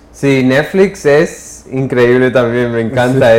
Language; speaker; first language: Spanish; early bilingual, heritage; English